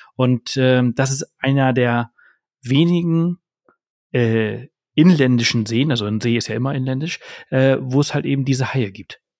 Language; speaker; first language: German; early bilingual, heritage; German